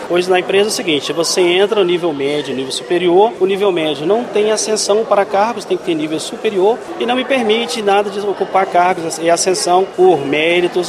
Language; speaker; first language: Portuguese; native; Portuguese